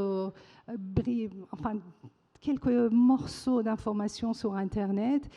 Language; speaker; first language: French; non-native, fluent; Persian